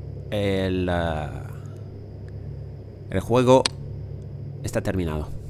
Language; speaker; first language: Spanish; non-native, learner; French